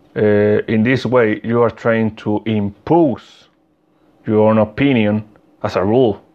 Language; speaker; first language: English; non-native, learner; Spanish